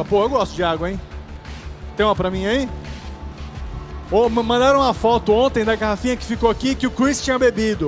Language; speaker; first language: Portuguese; native; Portuguese